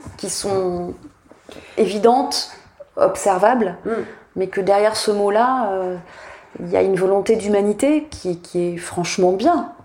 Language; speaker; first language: French; native; French